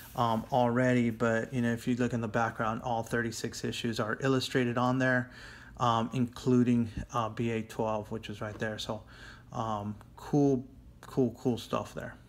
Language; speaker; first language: English; native; English